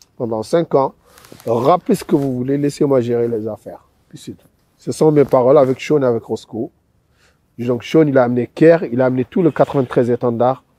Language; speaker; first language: French; non-native, local second language; Wolof